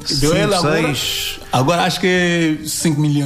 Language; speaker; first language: Portuguese; non-native, learner; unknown